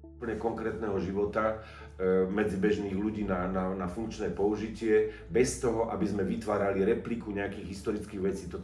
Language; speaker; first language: Slovak; native; Slovak